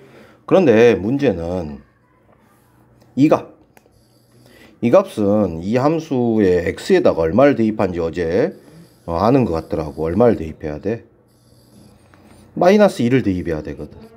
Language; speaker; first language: Korean; native; Korean